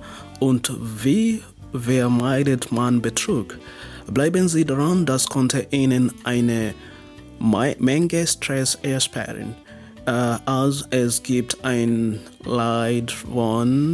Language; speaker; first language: German; non-native, learner; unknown